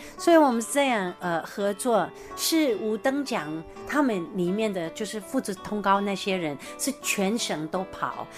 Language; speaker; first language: Chinese; non-native, fluent; English